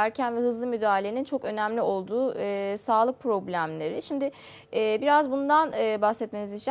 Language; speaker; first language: Turkish; native; Turkish